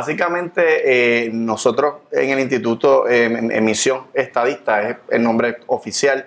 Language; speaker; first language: Spanish; native; Spanish